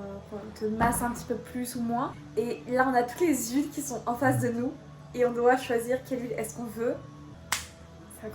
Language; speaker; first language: French; native; French